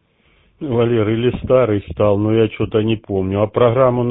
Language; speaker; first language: Russian; native; Russian